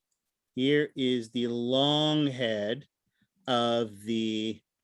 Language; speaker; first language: English; native; English